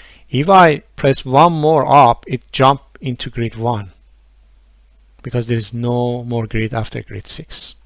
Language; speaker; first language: English; non-native, fluent; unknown